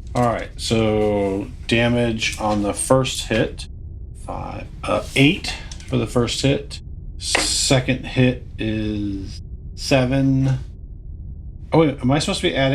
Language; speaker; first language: English; native; English